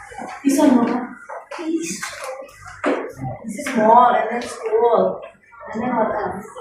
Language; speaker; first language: English; non-native, learner; Indonesian